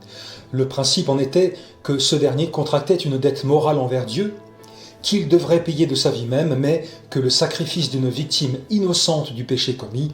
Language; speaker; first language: French; native; French